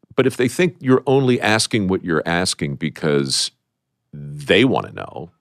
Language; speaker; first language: English; native; English